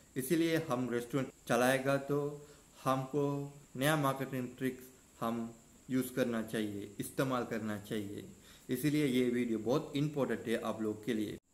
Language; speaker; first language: Hindi; non-native, learner; Sinhala